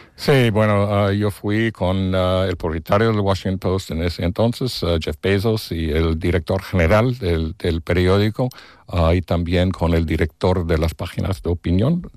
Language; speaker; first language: Spanish; non-native, fluent; English